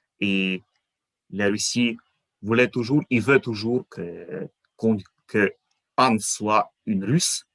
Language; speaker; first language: French; non-native, fluent; Ukrainian